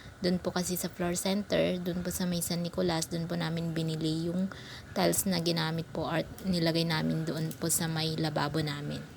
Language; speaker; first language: Filipino; non-native, local second language; Iloko